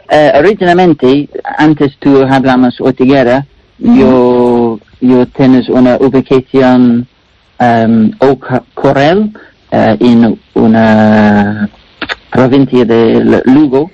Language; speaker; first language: Spanish; non-native, learner; English